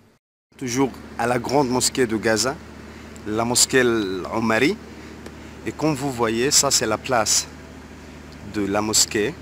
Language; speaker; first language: French; non-native, fluent; Arabic